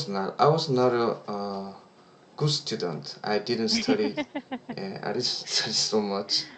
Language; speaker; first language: English; non-native, learner; Korean